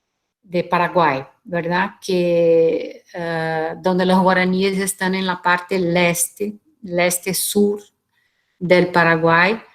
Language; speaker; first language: Spanish; non-native, fluent; Portuguese